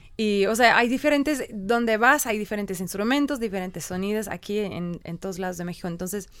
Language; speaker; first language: Spanish; non-native, learner; English